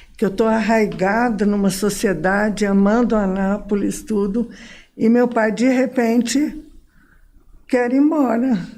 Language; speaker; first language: Portuguese; early bilingual, other home language; Arabic